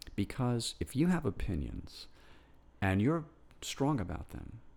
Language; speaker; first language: English; native; English